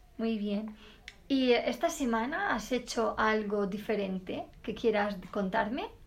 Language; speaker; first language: Spanish; native; Spanish